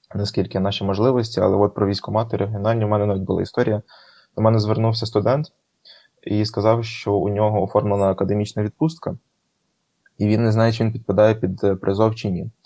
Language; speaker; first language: Ukrainian; native; Ukrainian